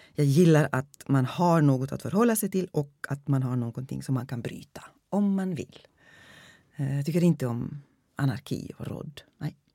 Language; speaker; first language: Swedish; native; Swedish